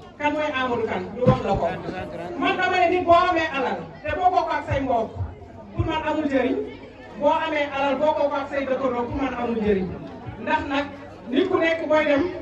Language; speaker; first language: Wolof; non-native, local second language; Fula